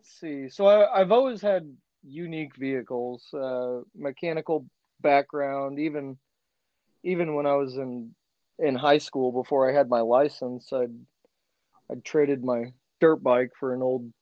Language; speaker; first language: English; native; English